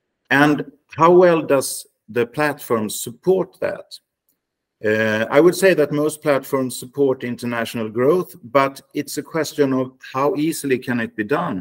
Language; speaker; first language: English; non-native, fluent; Swedish